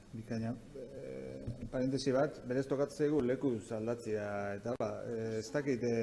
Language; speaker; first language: Basque; native; Basque